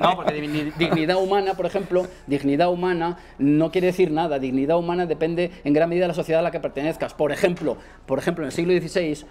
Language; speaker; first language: Spanish; native; Spanish